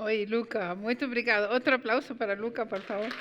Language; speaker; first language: Portuguese; non-native, fluent; Spanish